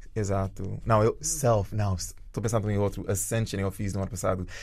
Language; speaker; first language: Portuguese; early bilingual, other home language; Jamaican Creole English